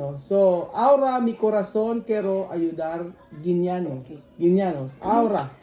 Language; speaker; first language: Spanish; non-native, learner; Filipino